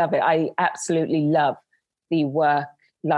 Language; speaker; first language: English; native; English